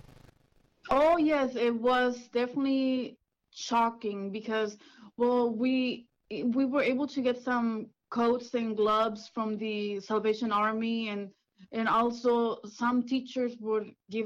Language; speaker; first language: English; early bilingual, other home language; Spanish